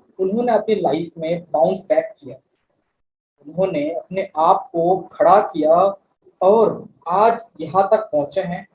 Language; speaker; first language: Hindi; native; Hindi